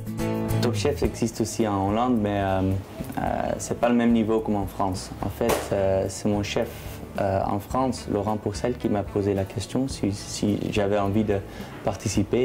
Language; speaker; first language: French; non-native, fluent; Dutch